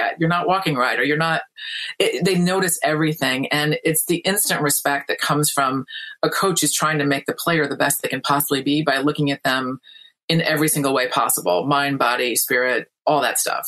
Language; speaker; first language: English; native; English